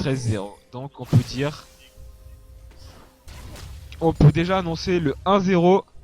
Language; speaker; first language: French; native; French